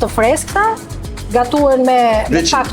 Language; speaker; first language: Albanian; native; Albanian